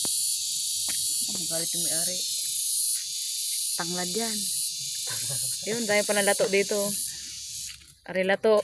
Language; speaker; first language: Filipino; non-native, local second language; Cebuano